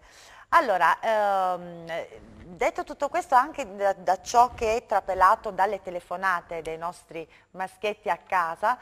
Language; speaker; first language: Italian; native; Italian